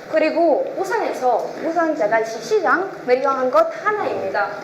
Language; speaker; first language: Korean; non-native, learner; Arabic